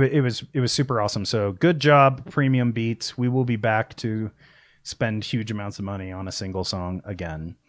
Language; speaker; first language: English; native; English